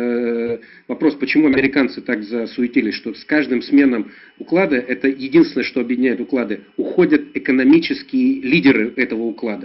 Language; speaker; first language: Russian; native; Russian